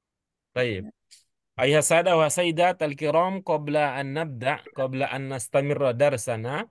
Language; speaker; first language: Arabic; non-native, learner; Indonesian